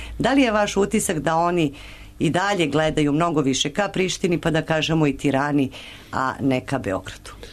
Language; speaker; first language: Serbian; native; Serbian